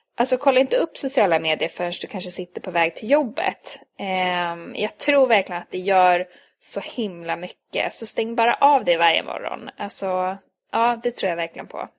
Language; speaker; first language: Swedish; early bilingual, other home language; Hungarian